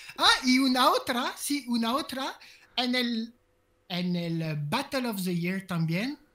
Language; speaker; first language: Spanish; non-native, learner; French